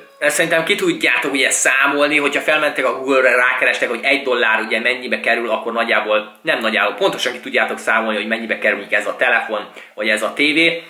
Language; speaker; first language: Hungarian; native; Hungarian